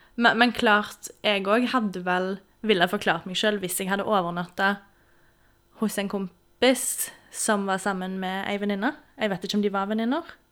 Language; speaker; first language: Norwegian; native; Norwegian